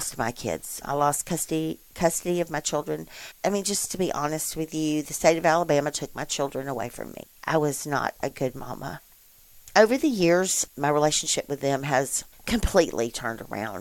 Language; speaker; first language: English; native; English